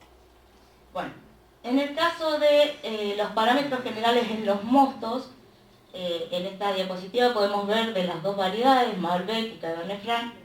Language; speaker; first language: Spanish; native; Spanish